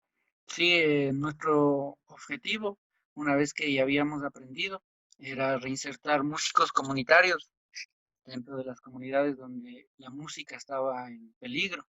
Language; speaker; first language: Spanish; non-native, local second language; Quechua